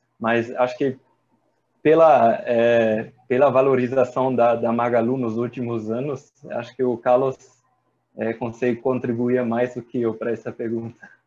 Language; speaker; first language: Portuguese; non-native, fluent; German